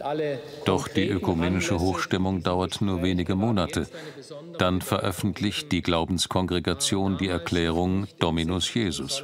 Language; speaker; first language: German; native; German